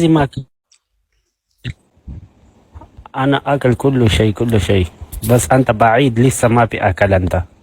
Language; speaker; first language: Arabic; non-native, learner; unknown